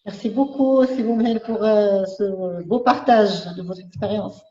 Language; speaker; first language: French; non-native, local second language; Arabic